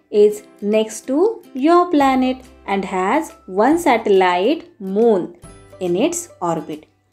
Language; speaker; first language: English; non-native, local second language; Marathi